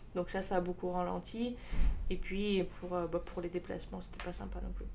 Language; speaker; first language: French; non-native, fluent; Russian